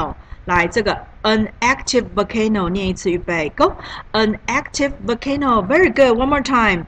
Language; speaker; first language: English; non-native, learner; Chinese